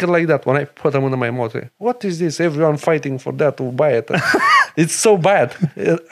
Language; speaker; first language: English; non-native, learner; Romanian